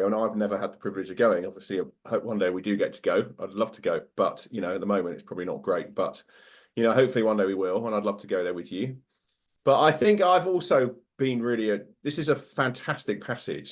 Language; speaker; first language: English; native; English